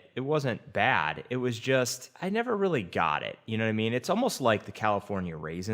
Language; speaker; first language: English; native; English